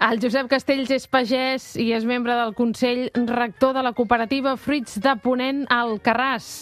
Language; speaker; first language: Catalan; native; Catalan